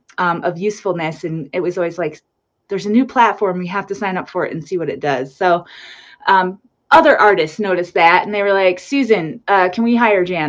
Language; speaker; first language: English; native; English